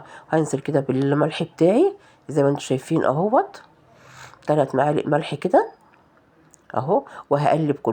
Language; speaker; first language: Arabic; native; Arabic